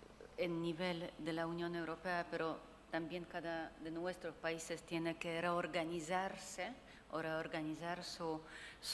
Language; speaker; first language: Spanish; non-native, fluent; Polish